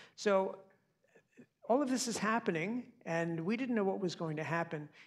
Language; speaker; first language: English; native; English